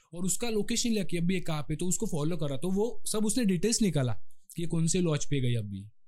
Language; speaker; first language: Hindi; non-native, local second language; Marathi